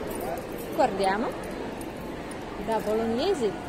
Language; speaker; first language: Italian; non-native, learner; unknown